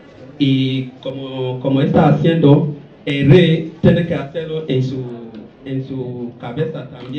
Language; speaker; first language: Spanish; non-native, learner; Bini